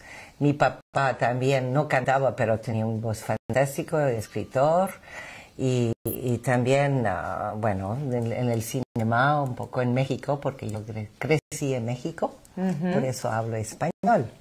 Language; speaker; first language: Spanish; non-native, fluent; English